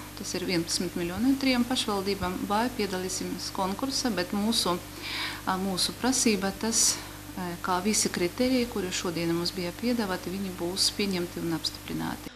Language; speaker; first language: Latvian; non-native, local second language; Russian